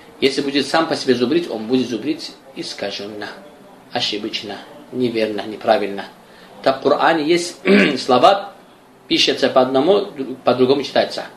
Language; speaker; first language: Russian; non-native, local second language; Azerbaijani